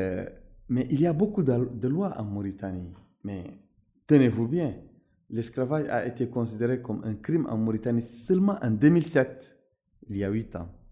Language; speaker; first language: French; non-native, local second language; Arabic